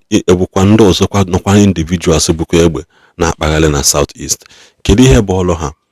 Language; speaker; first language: Igbo; native; Igbo